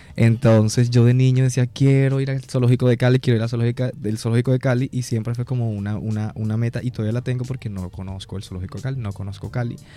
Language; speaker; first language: Spanish; native; Spanish